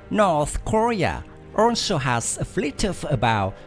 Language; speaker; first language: English; non-native, fluent; Vietnamese